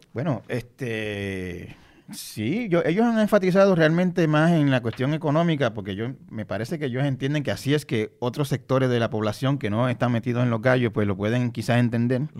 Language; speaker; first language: Spanish; native; Spanish